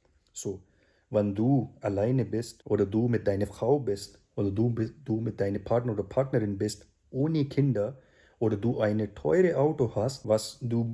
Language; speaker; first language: German; non-native, learner; Urdu